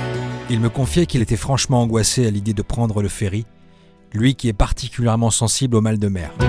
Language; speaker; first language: French; native; French